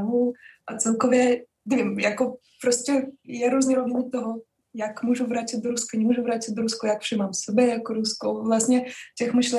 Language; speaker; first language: Czech; non-native, fluent; Russian